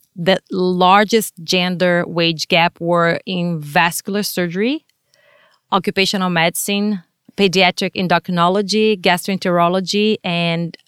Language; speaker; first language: English; non-native, fluent; Portuguese